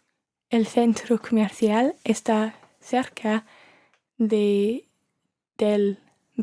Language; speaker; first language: Spanish; non-native, learner; English